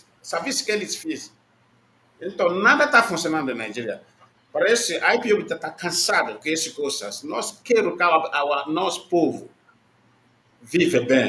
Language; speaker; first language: Portuguese; non-native, learner; Igbo